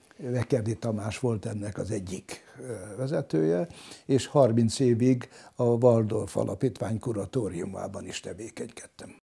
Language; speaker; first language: Hungarian; non-native, local second language; German